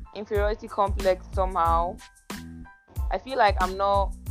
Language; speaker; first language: English; non-native, local second language; Yoruba